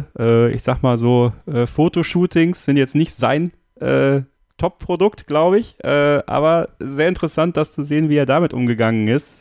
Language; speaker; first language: German; native; German